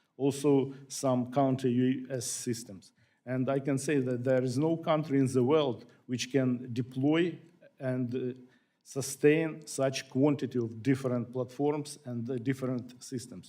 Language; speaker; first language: English; non-native, fluent; Ukrainian